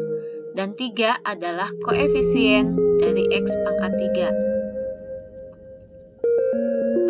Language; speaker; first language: Indonesian; native; Indonesian